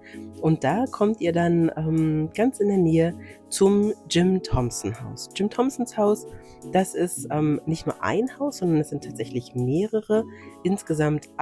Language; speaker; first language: German; native; German